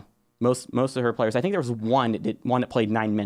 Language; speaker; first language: English; native; English